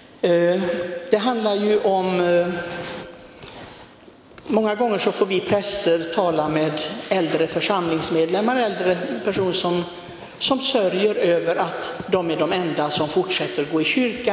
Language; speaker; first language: Swedish; non-native, fluent; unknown